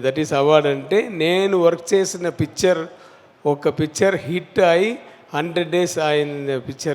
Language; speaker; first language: Telugu; non-native, learner; Tamil